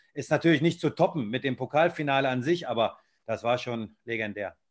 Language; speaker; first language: German; native; German